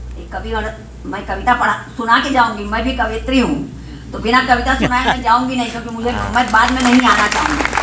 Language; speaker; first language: Hindi; native; Hindi